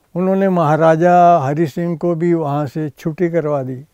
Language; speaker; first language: Hindi; native; Hindi